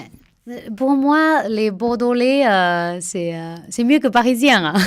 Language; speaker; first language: French; non-native, fluent; Chinese